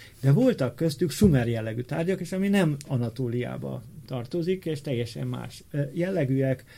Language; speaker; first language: Hungarian; native; Hungarian